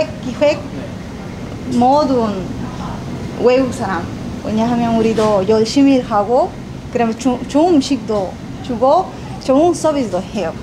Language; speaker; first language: Korean; non-native, fluent; Spanish